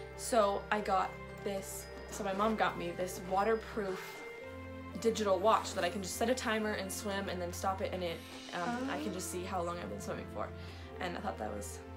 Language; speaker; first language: English; native; English